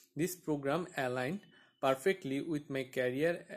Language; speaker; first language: English; non-native, local second language; Bangla